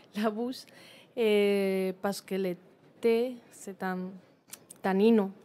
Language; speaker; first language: French; non-native, learner; Spanish